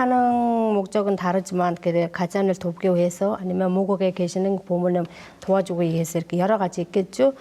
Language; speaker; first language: Korean; non-native, learner; Mongolian